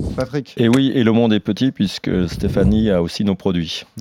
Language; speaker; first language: French; non-native, fluent; English